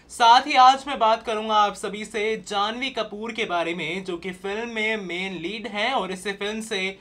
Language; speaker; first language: Hindi; native; Hindi